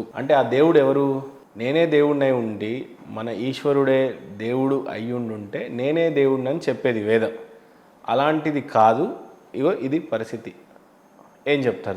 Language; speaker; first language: Telugu; native; Telugu